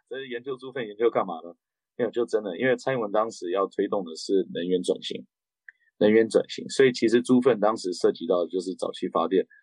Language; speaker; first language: Chinese; early bilingual, heritage; Chinese